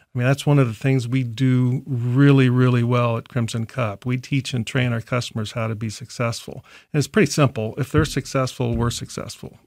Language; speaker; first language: English; native; English